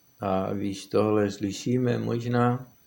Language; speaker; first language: Czech; non-native, fluent; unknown